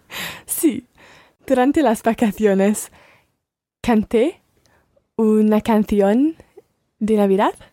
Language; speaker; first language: Spanish; non-native, learner; English